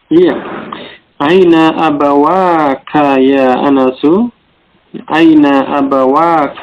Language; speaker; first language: Arabic; non-native, learner; Indonesian